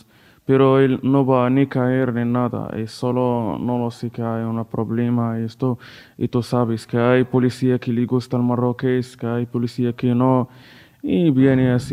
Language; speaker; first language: Spanish; non-native, learner; Arabic